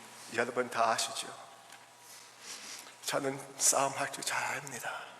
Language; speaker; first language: Korean; early bilingual, heritage; Korean